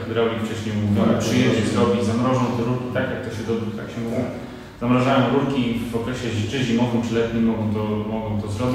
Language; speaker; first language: Polish; native; Polish